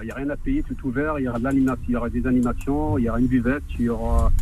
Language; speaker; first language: French; native; French